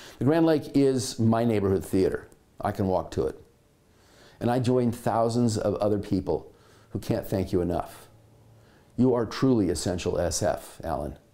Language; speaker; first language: English; native; English